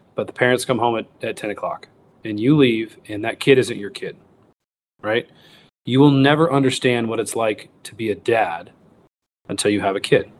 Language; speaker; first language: English; native; English